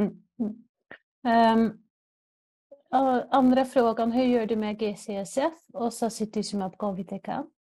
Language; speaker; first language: Swedish; non-native, fluent; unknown